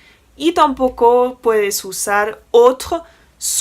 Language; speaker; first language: Spanish; non-native, fluent; French